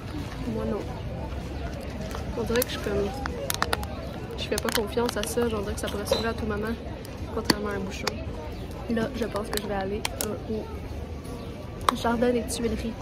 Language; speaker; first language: French; native; French